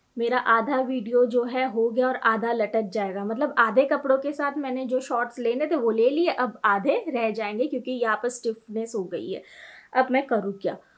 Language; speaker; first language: Hindi; native; Hindi